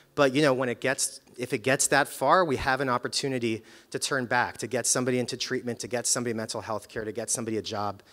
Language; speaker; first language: English; native; English